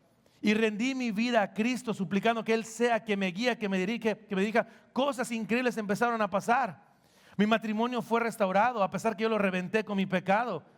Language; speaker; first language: Spanish; native; Spanish